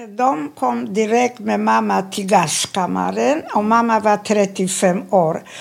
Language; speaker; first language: Swedish; non-native, fluent; Polish